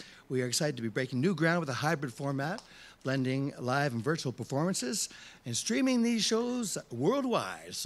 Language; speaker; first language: English; early bilingual, other home language; French